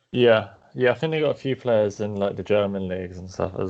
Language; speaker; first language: English; native; English